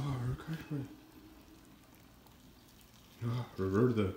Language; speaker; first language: Chinese; non-native, learner; English